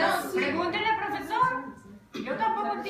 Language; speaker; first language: Spanish; native; Spanish